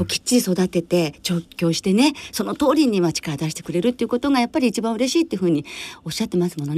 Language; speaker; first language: Japanese; native; Japanese